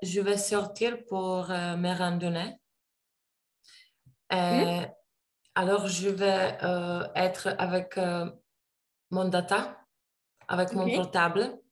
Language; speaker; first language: French; non-native, learner; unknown